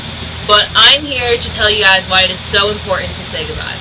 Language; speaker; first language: English; native; English